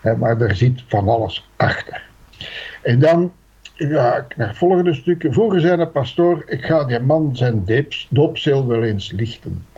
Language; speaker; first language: Dutch; native; Dutch